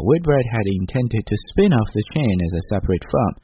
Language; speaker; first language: English; non-native, fluent; Chinese